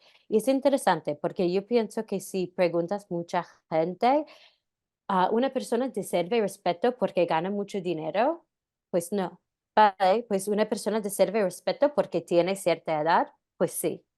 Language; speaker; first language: Spanish; non-native, fluent; English